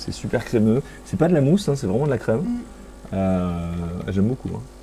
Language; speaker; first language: French; native; French